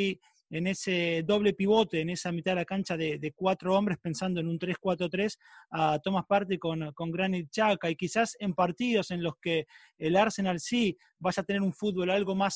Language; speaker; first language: Spanish; native; Spanish